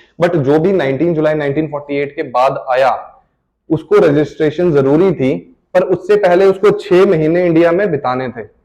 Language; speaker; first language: Hindi; native; Hindi